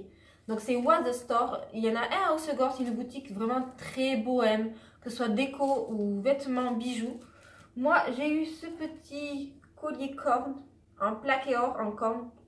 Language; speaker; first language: French; native; French